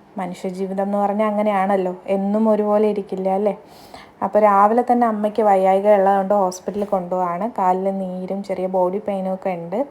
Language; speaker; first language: Malayalam; native; Malayalam